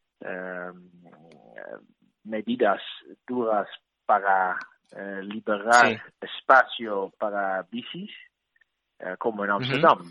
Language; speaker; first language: Spanish; non-native, learner; Dutch